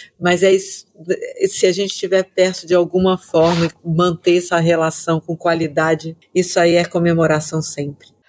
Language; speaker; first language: Portuguese; native; Portuguese